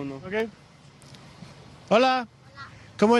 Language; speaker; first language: Spanish; non-native, learner; English